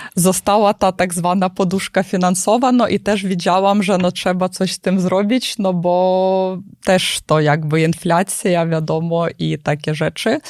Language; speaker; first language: Polish; non-native, fluent; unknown